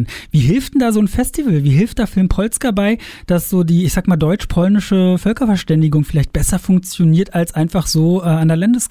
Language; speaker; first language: German; native; German